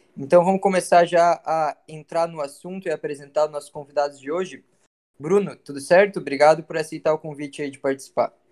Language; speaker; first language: Portuguese; native; Portuguese